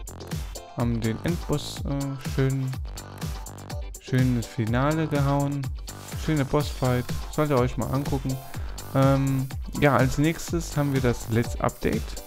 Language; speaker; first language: German; native; German